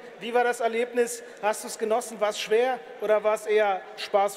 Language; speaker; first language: German; native; German